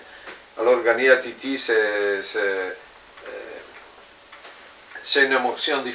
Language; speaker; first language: French; non-native, fluent; Italian